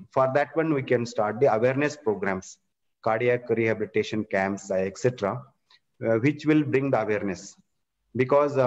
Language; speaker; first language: English; non-native, local second language; Kannada